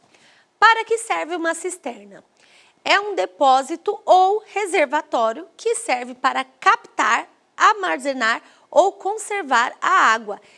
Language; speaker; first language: Portuguese; native; Portuguese